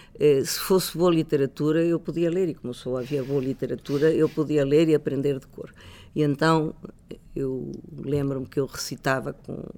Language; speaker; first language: Portuguese; non-native, fluent; Spanish